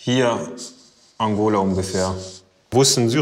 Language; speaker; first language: German; early bilingual, other home language; Portuguese